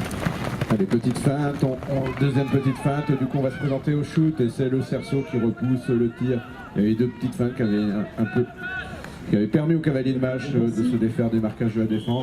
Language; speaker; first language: French; native; French